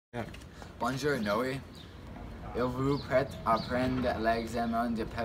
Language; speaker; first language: French; non-native, learner; English